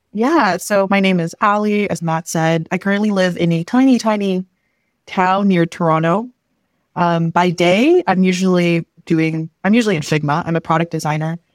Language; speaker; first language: English; early bilingual, other home language; Filipino